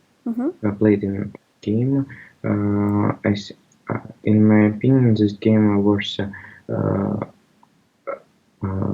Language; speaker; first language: English; non-native, learner; Russian